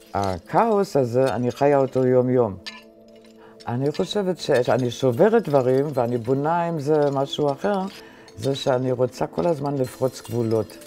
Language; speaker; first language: Hebrew; non-native, fluent; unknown